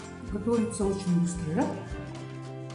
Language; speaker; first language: Russian; non-native, local second language; Yakut